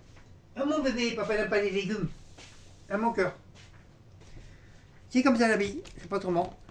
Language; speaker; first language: French; native; French